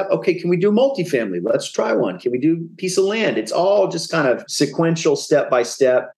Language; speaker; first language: English; native; English